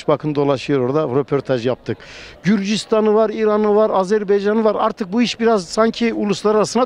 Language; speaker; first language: Turkish; native; Turkish